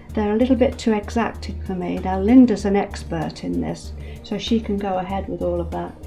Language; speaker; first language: English; native; English